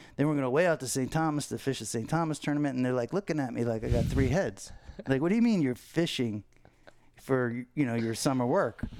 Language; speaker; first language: English; native; English